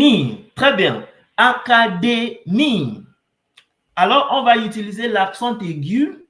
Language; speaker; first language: French; non-native, fluent; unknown